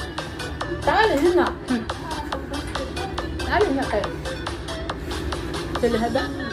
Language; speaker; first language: Filipino; non-native, learner; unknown